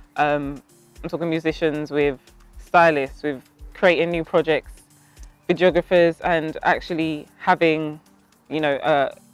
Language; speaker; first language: English; native; English